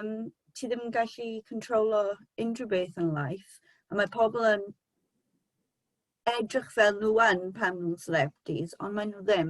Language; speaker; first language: Welsh; non-native, local second language; English